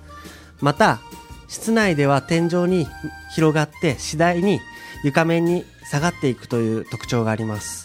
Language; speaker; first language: Japanese; native; Japanese